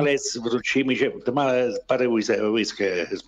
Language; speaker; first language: Polish; non-native, learner; Italian